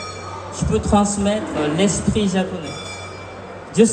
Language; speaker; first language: French; non-native, fluent; Japanese